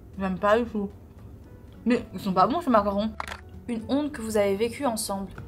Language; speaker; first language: French; early bilingual, other home language; Portuguese